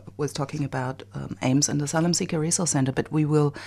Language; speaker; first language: English; non-native, fluent; German